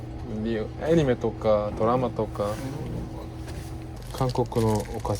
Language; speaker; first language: Japanese; non-native, learner; Korean